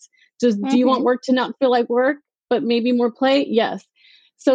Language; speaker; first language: English; native; English